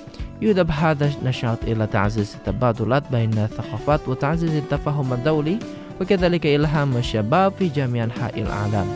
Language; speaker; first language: Arabic; non-native, fluent; Indonesian